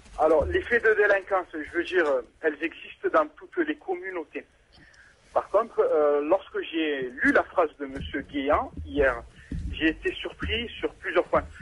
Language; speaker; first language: French; early bilingual, other home language; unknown